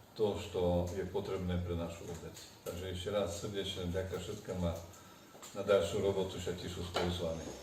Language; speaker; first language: Slovak; non-native, local second language; Rusyn